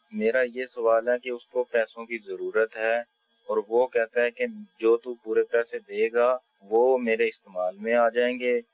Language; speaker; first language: Urdu; native; Urdu